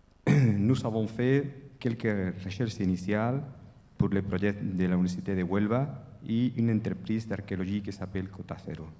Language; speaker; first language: French; non-native, fluent; Spanish